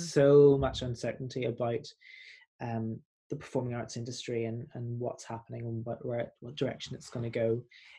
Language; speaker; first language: English; native; English